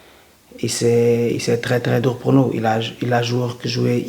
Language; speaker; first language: French; non-native, learner; Portuguese